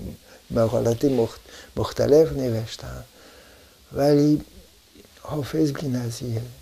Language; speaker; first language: Persian; non-native, fluent; French